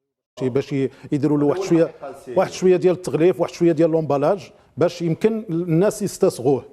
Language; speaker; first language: Arabic; native; Arabic